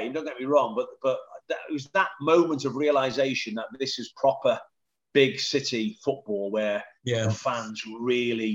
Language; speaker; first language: English; native; English